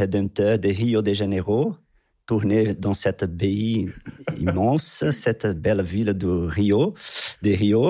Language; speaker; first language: French; non-native, fluent; Portuguese